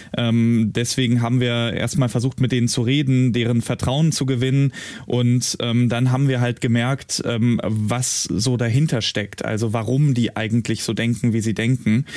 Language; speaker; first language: German; native; German